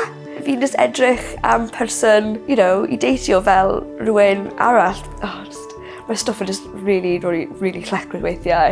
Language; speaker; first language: Welsh; non-native, local second language; English